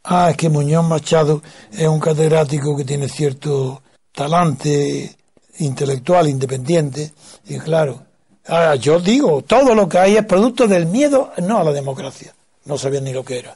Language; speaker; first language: Spanish; native; Spanish